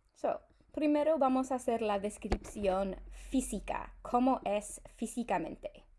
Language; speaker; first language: Spanish; non-native, fluent; English